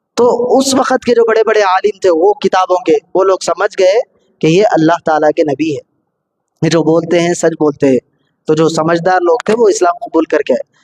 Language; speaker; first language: Urdu; native; Urdu